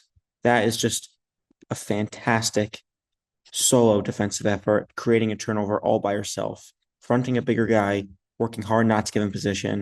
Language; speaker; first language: English; native; English